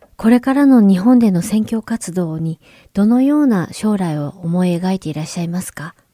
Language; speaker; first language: Japanese; native; Japanese